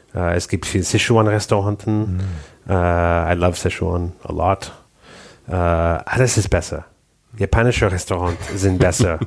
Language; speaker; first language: German; non-native, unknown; English